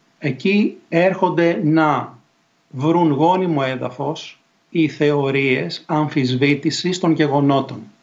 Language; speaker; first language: Greek; native; Greek